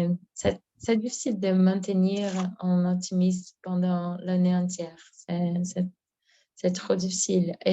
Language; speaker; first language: French; non-native, learner; Portuguese